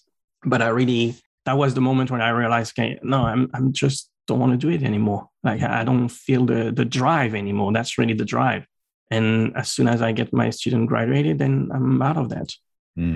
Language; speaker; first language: English; non-native, fluent; French